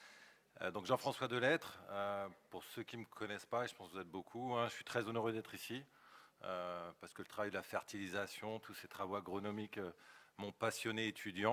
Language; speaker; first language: French; native; French